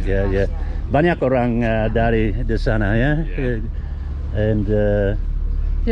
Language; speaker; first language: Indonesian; non-native, learner; English